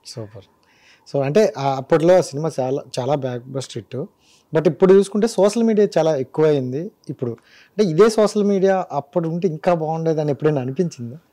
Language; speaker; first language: Telugu; native; Telugu